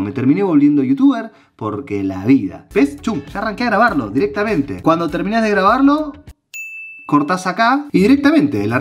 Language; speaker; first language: Spanish; native; Spanish